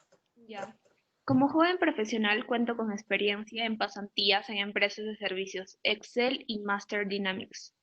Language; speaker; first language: Spanish; native; Spanish